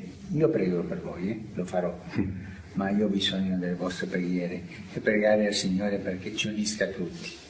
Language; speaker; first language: Italian; non-native, fluent; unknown